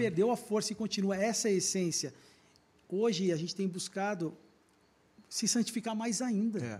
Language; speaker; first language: Portuguese; native; Portuguese